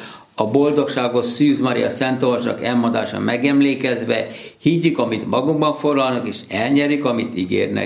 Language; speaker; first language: Hungarian; native; Hungarian